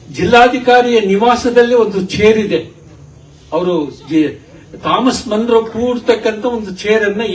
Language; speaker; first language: Kannada; native; Kannada